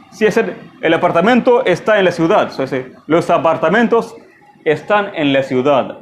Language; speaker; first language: Spanish; non-native, fluent; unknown